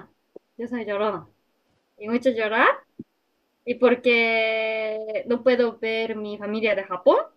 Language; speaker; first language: Spanish; non-native, learner; Japanese